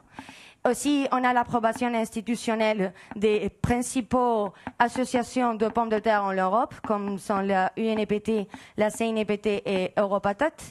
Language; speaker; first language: French; non-native, fluent; Spanish